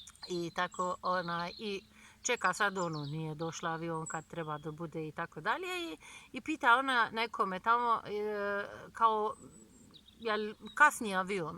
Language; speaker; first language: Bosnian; non-native, fluent; Turkish